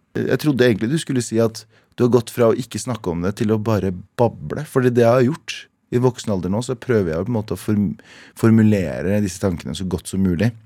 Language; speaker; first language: Norwegian; early bilingual, other home language; Kurdish